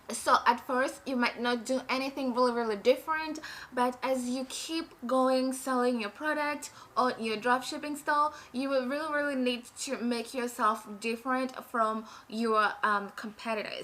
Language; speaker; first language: English; non-native, fluent; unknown